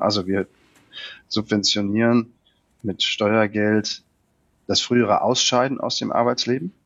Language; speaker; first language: German; native; German